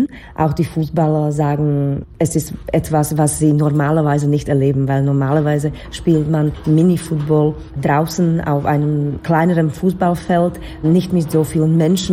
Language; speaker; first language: German; non-native, fluent; Slovak